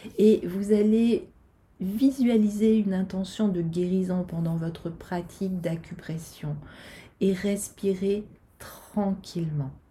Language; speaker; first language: French; native; French